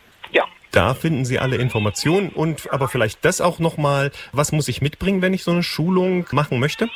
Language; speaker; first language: German; native; German